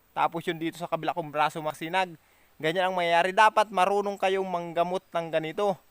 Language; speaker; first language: Filipino; native; Filipino